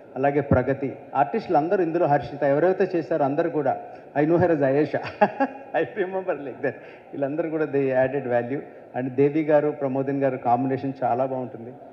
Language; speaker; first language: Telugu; native; Telugu